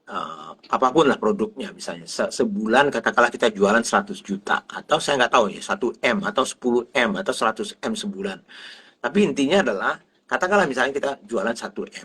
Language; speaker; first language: Indonesian; native; Indonesian